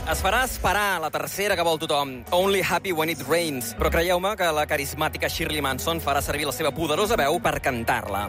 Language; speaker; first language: Catalan; native; Catalan